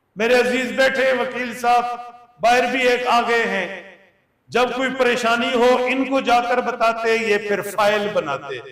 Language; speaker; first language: Urdu; non-native, local second language; Punjabi